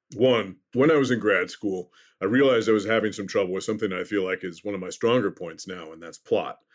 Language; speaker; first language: English; native; English